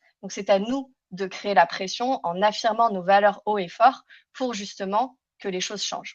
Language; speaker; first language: French; native; French